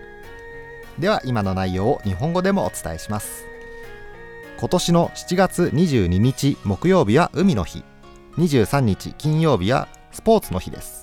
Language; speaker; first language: Japanese; native; Japanese